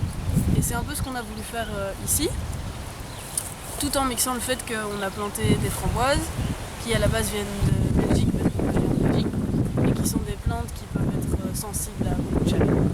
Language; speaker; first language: French; native; French